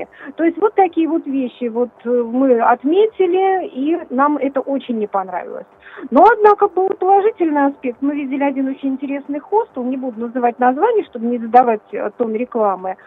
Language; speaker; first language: Russian; native; Russian